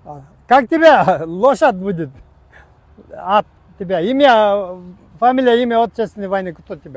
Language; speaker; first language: Russian; non-native, learner; Kyrgyz